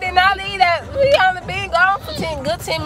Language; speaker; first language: English; native; English